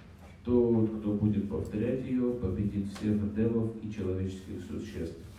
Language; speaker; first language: Russian; native; Russian